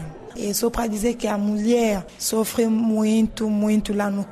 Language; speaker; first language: Portuguese; non-native, fluent; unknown